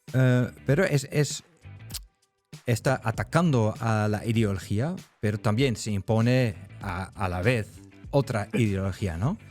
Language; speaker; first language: Spanish; non-native, fluent; Dutch